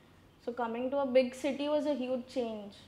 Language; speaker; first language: Telugu; non-native, learner; Gujarati